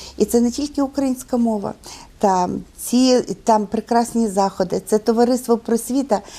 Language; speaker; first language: Ukrainian; native; Ukrainian